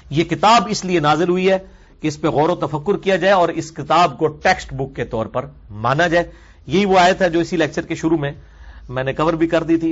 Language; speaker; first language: Urdu; non-native, local second language; Punjabi